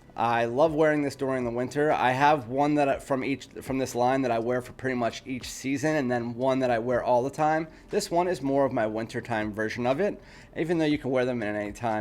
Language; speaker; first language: English; native; English